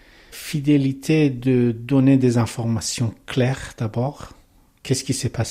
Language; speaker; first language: French; non-native, learner; Persian